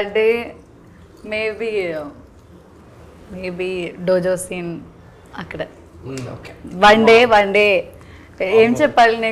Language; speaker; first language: Telugu; non-native, fluent; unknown